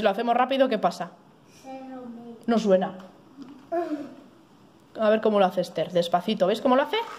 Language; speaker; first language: Spanish; native; Spanish